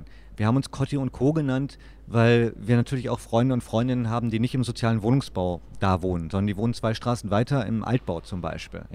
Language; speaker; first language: German; native; German